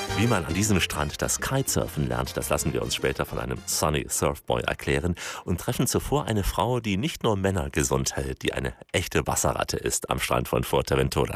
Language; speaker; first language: German; native; German